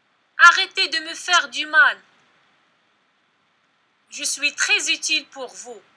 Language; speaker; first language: French; non-native, local second language; Arabic